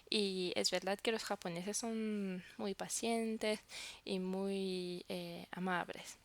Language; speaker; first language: Spanish; non-native, fluent; French